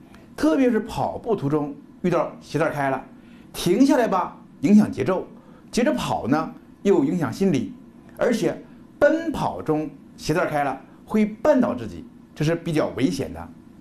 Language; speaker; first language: Chinese; native; Chinese